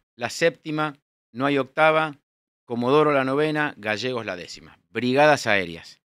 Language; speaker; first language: Spanish; native; Spanish